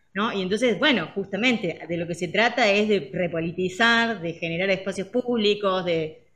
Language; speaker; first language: Spanish; native; Spanish